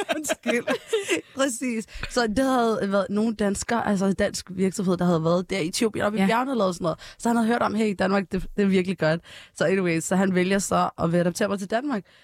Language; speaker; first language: Danish; early bilingual, other home language; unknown